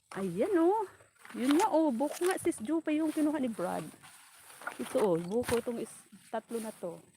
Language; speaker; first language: Filipino; non-native, local second language; Bikol